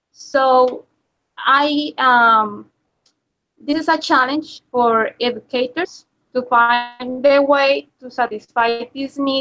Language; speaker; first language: English; non-native, learner; Spanish